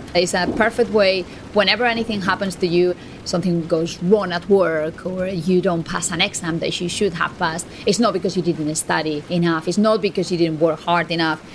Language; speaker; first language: English; non-native, fluent; Spanish